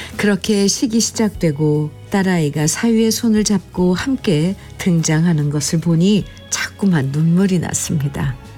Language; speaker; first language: Korean; native; Korean